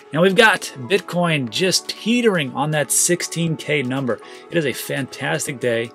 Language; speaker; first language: English; native; English